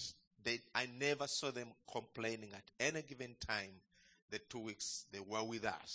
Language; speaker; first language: English; non-native, local second language; Ganda